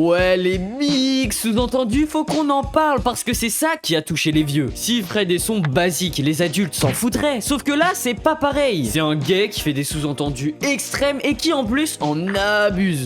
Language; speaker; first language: French; native; French